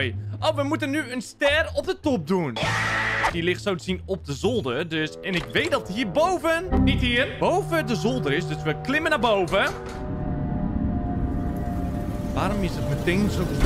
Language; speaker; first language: Dutch; native; Dutch